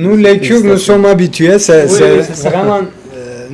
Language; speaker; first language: French; non-native, learner; Kurdish